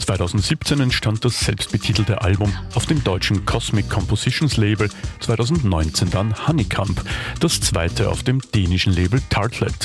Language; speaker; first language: German; native; German